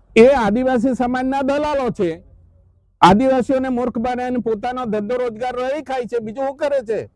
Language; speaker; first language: Gujarati; non-native, local second language; Gamit